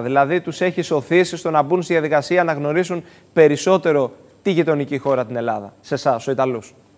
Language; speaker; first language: Greek; native; Greek